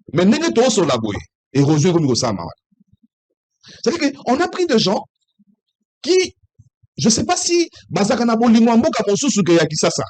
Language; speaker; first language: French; non-native, local second language; Lingala